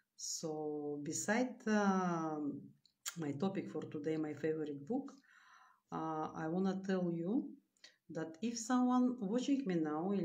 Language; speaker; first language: English; non-native, learner; Bulgarian